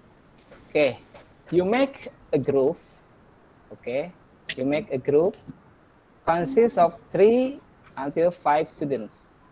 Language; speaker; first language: English; non-native, learner; Indonesian